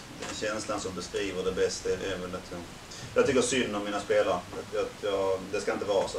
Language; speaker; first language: Swedish; native; Swedish